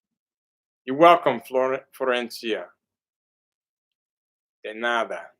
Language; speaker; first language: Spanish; non-native, learner; English